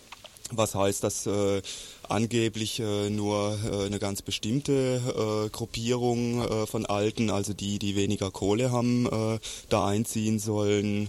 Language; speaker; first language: German; native; German